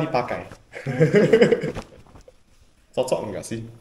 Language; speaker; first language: Indonesian; native; Indonesian